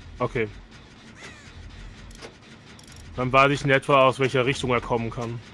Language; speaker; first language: German; native; German